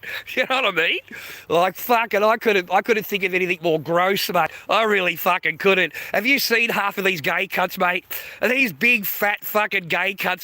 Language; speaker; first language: English; native; English